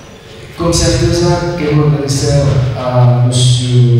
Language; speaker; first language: Portuguese; non-native, learner; French